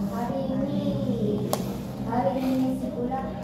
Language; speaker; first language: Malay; non-native, learner; Filipino